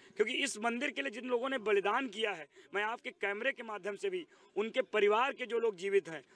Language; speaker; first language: Hindi; native; Hindi